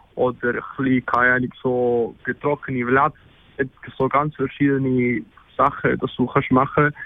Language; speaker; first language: German; non-native, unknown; Spanish